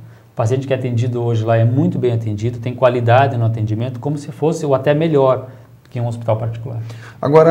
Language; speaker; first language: Portuguese; native; Portuguese